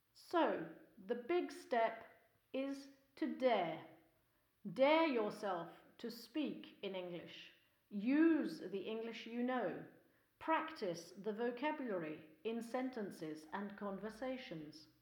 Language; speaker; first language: English; native; English